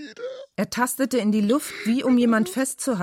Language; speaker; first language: German; native; German